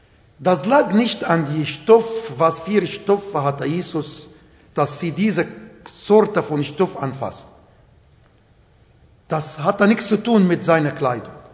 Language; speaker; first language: German; non-native, fluent; Arabic